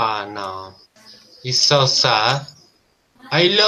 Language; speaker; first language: English; non-native, learner; Spanish